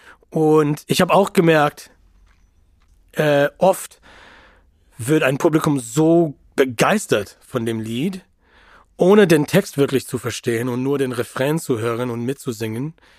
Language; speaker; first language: German; non-native, fluent; English